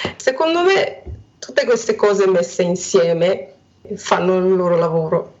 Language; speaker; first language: Italian; non-native, fluent; Hungarian